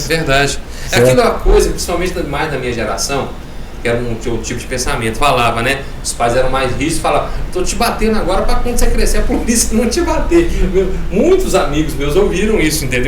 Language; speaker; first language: Portuguese; native; Portuguese